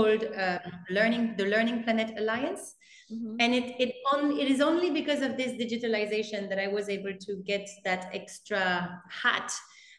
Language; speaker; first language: English; non-native, fluent; French